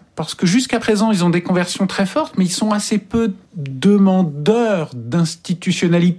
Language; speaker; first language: French; native; French